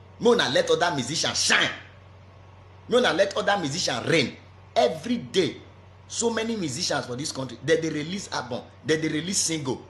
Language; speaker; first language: Nigerian Pidgin; native; Nigerian Pidgin